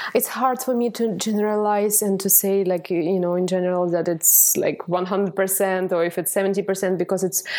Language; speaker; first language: English; non-native, fluent; Ukrainian